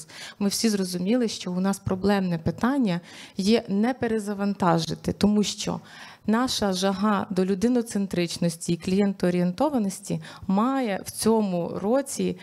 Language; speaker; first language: Ukrainian; native; Ukrainian